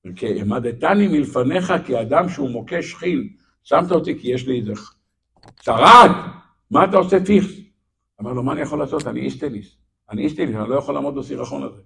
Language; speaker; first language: Hebrew; native; Hebrew